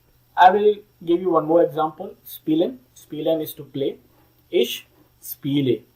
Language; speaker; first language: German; non-native, learner; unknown